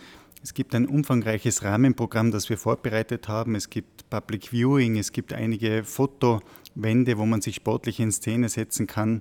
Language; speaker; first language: German; native; German